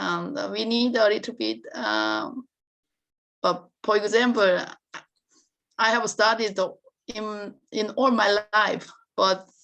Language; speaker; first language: English; non-native, learner; Korean